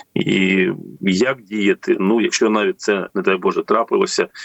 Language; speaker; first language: Ukrainian; native; Ukrainian